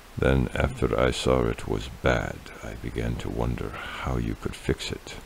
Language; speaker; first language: English; native; English